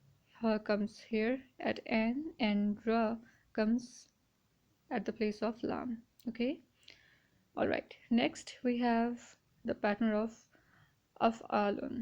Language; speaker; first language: English; non-native, local second language; Urdu